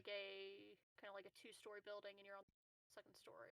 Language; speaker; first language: English; native; English